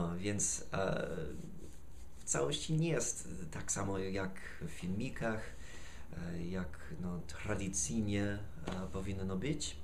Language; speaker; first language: Polish; non-native, fluent; English